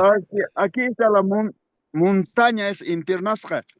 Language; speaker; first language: Spanish; non-native, local second language; Quechua